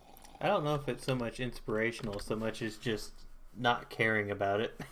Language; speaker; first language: English; native; English